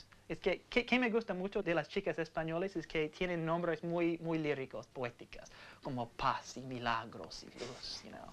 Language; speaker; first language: Spanish; non-native, learner; English